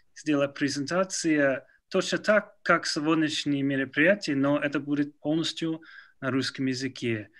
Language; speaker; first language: Russian; non-native, learner; English